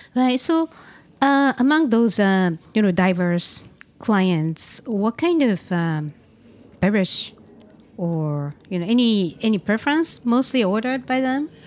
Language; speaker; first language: English; non-native, fluent; Japanese